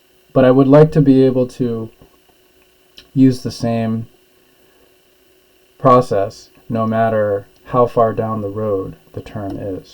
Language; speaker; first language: English; native; English